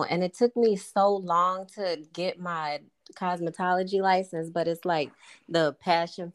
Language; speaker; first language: English; native; English